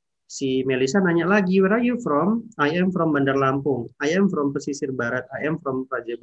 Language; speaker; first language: English; non-native, fluent; Indonesian